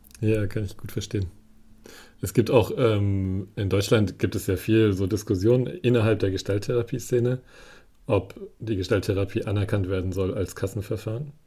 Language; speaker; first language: German; native; German